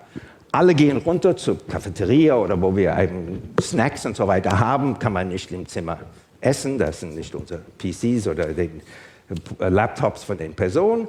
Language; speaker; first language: German; non-native, fluent; English